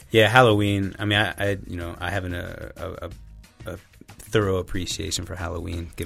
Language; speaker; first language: English; native; English